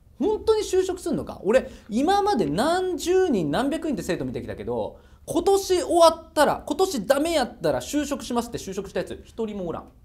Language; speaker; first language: Japanese; native; Japanese